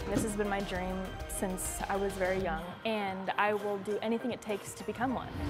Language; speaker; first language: English; native; English